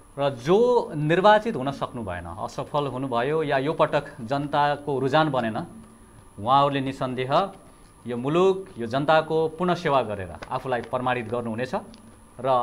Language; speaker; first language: Nepali; native; Nepali